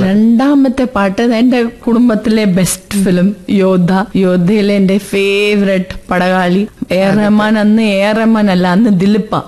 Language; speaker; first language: Malayalam; early bilingual, heritage; Malayalam